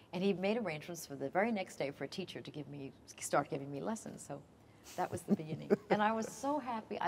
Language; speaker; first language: English; native; English